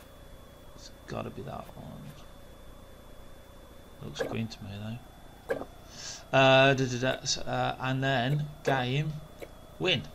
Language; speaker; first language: English; native; English